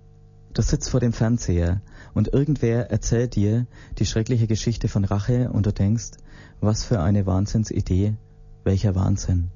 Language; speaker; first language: German; native; German